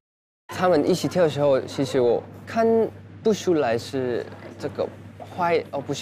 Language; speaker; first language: Chinese; non-native, learner; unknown